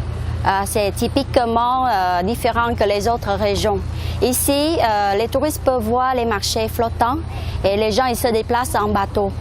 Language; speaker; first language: French; non-native, local second language; Vietnamese